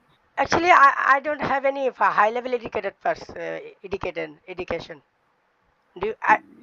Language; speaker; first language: English; non-native, learner; Bangla